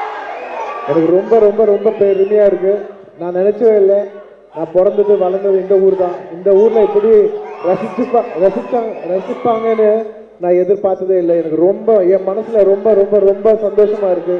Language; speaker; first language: Tamil; non-native, local second language; Telugu